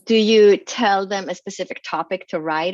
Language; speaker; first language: English; native; English